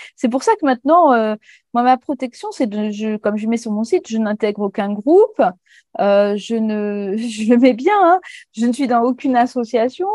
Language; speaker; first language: French; native; French